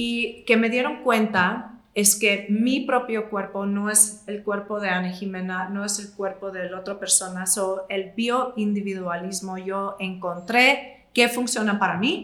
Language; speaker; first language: Spanish; non-native, fluent; English